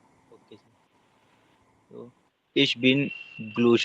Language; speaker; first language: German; non-native, learner; Hindi